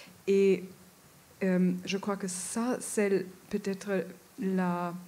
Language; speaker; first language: French; non-native, fluent; German